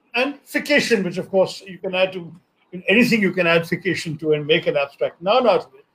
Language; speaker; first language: English; non-native, local second language; Malayalam